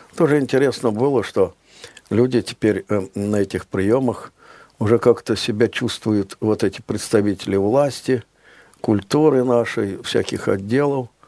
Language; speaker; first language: Russian; native; Russian